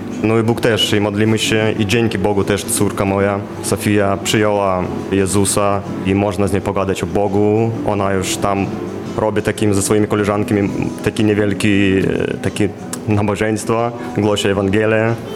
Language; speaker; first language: Polish; non-native, fluent; Ukrainian